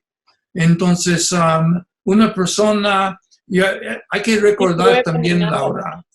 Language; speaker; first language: Spanish; non-native, fluent; English